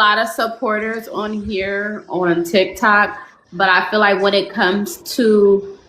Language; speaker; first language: English; native; English